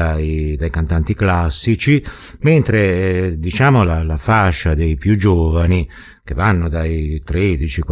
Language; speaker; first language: Italian; native; Italian